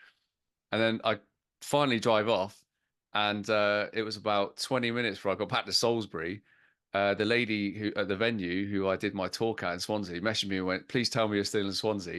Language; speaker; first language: English; native; English